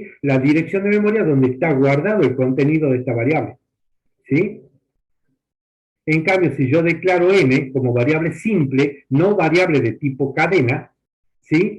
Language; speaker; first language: Spanish; native; Spanish